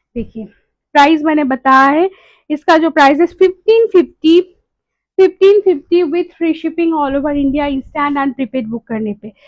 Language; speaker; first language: Hindi; non-native, local second language; Bangla